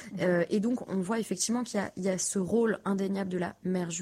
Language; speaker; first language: French; native; French